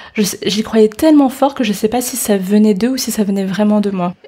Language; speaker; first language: French; native; French